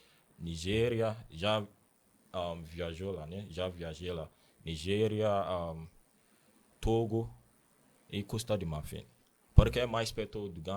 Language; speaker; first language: Portuguese; non-native, learner; Akan